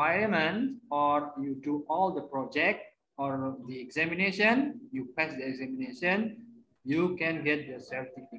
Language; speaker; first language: English; non-native, learner; Indonesian